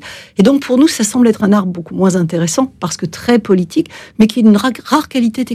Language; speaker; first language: French; native; French